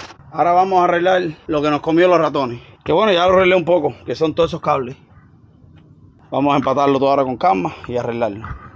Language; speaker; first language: Spanish; native; Spanish